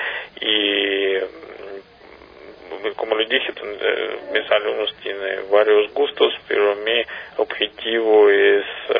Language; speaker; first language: Spanish; non-native, learner; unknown